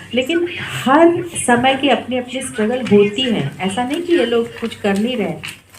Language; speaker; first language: Hindi; non-native, local second language; Marathi